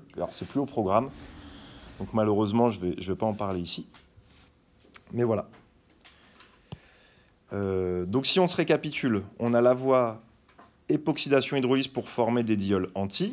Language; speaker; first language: French; native; French